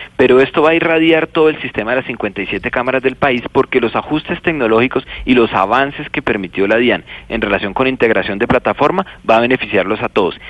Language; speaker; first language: Spanish; native; Spanish